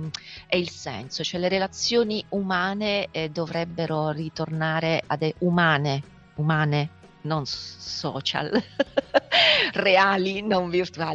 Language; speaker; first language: Italian; native; Italian